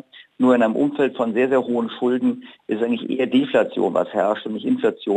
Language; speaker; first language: German; native; German